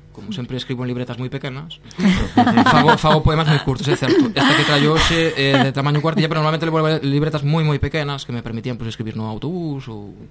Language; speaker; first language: Galician; non-native, local second language; Spanish